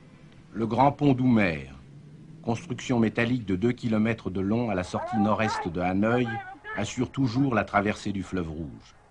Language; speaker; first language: French; native; French